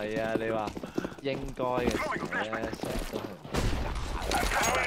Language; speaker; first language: Cantonese; native; Cantonese